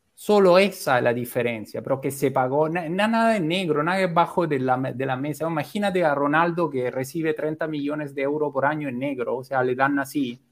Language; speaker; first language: Spanish; non-native, fluent; Italian